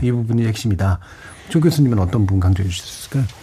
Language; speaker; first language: Korean; native; Korean